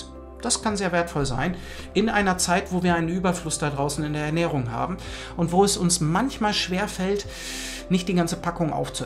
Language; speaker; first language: German; native; German